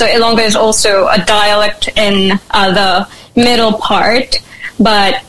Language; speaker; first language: English; non-native, local second language; Filipino